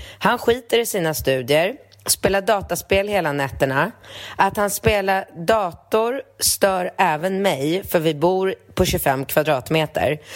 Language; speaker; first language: Swedish; early bilingual, other home language; Polish